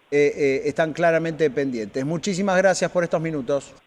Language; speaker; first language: Spanish; native; Spanish